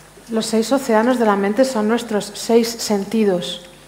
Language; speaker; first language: Spanish; native; Spanish